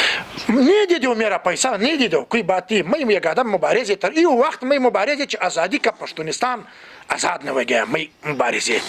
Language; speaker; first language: Hindi; non-native, learner; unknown